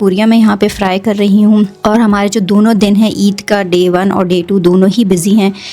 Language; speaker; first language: Urdu; native; Urdu